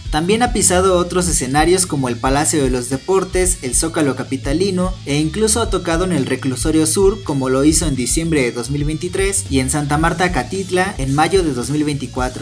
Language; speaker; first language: Spanish; native; Spanish